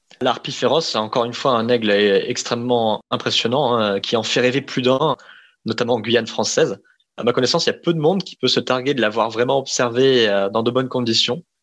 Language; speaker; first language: French; native; French